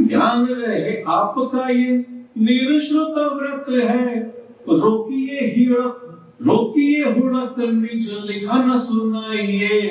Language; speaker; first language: Hindi; native; Hindi